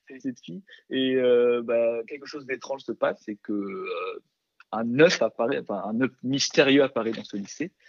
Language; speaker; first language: French; early bilingual, other home language; Korean